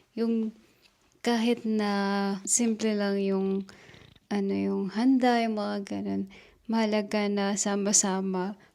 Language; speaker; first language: Filipino; native; Filipino